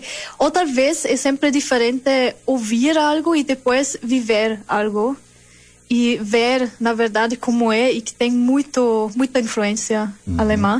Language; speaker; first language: Portuguese; non-native, learner; German